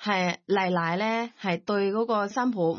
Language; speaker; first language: Cantonese; non-native, learner; Thai